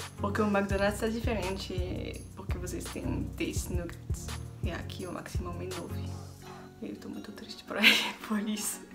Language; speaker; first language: Portuguese; non-native, learner; French